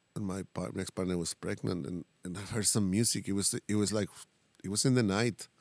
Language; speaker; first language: English; non-native, fluent; Spanish